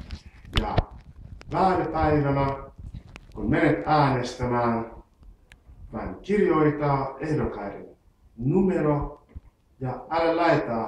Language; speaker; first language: Finnish; non-native, fluent; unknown